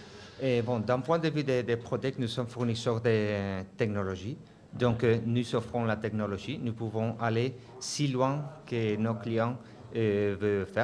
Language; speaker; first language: French; non-native, fluent; Spanish